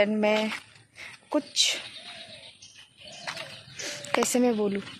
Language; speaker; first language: Hindi; non-native, local second language; Bangla